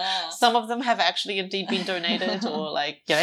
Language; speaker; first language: English; native; English